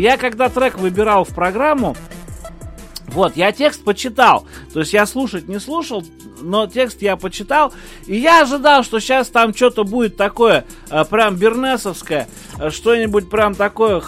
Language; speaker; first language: Russian; native; Russian